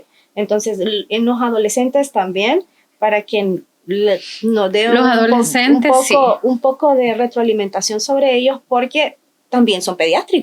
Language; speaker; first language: Spanish; native; Spanish